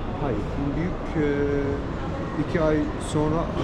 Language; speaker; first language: Turkish; non-native, learner; Arabic